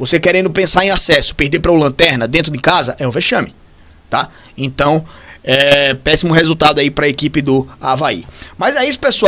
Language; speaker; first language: Portuguese; native; Portuguese